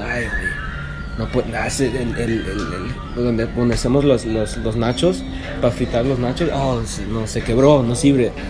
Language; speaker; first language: Spanish; early bilingual, heritage; Spanish